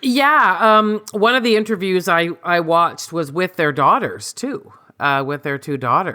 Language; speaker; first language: English; native; English